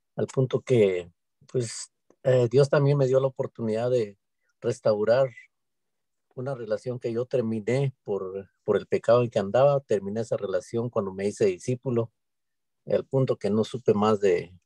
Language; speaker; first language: Spanish; native; Spanish